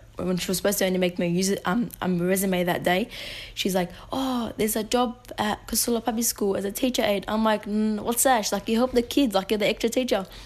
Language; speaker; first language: English; native; English